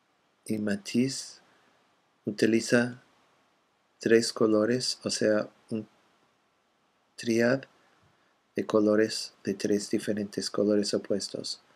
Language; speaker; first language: Spanish; non-native, fluent; English